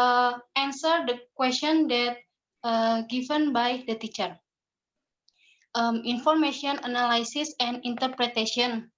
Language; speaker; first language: English; non-native, learner; Indonesian